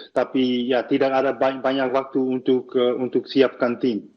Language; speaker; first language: Indonesian; non-native, fluent; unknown